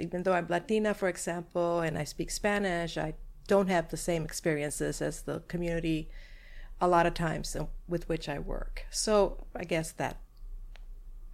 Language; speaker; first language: English; non-native, fluent; Spanish